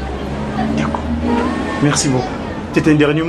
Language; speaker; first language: French; non-native, local second language; Kongo